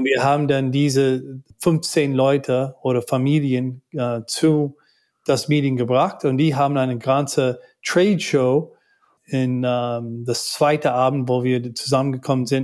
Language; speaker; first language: German; non-native, learner; English